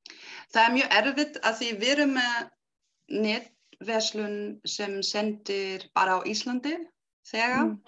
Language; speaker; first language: Icelandic; non-native, learner; German